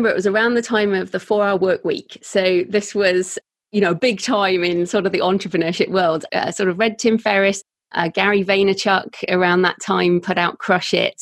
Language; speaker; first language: English; native; English